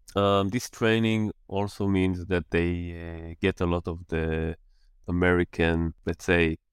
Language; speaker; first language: English; non-native, fluent; Hebrew